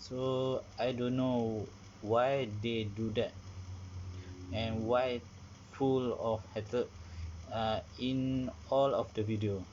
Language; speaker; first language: English; non-native, learner; Malay